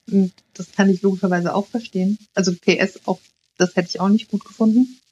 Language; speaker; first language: German; early bilingual, other home language; Italian